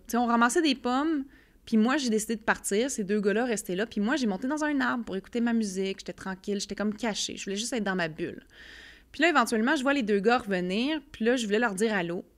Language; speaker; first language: French; native; French